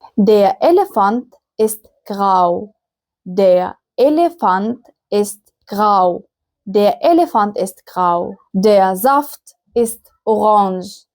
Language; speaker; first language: German; non-native, fluent; Arabic